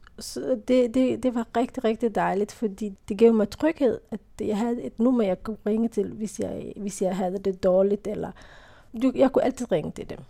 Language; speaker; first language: Danish; non-native, fluent; Somali